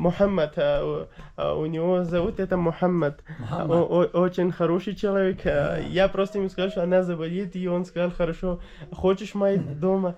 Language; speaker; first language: Russian; non-native, learner; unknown